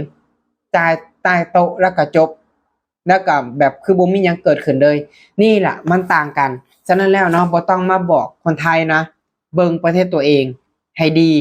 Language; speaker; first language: Thai; non-native, local second language; Lao